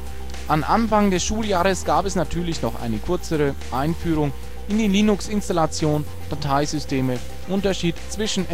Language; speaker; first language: German; native; German